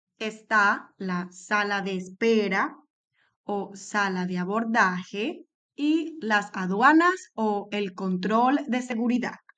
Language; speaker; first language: Spanish; native; Spanish